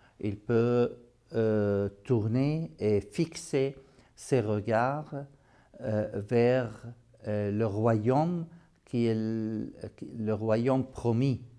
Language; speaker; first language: French; non-native, fluent; Arabic